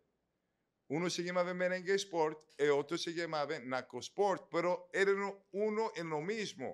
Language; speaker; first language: Spanish; native; Spanish